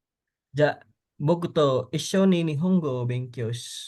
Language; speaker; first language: Japanese; non-native, learner; Indonesian